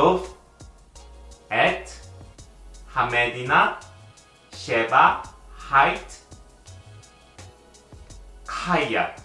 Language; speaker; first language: Hebrew; non-native, learner; Korean